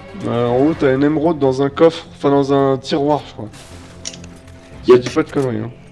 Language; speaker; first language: French; native; French